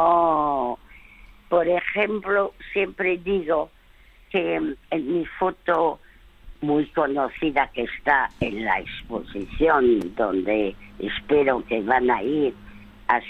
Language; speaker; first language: Spanish; early bilingual, other home language; French